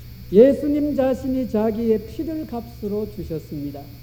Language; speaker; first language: Korean; native; Korean